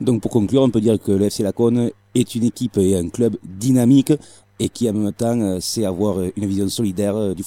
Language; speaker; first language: French; native; French